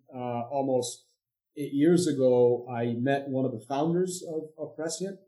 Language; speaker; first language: English; non-native, fluent; Arabic